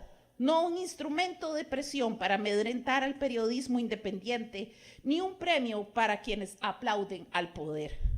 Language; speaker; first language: Spanish; native; Spanish